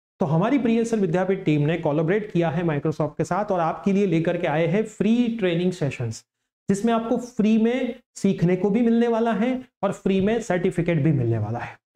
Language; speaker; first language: Hindi; non-native, local second language; Gujarati